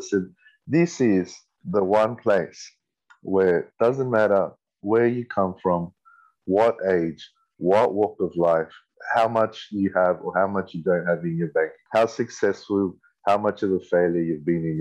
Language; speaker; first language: English; native; English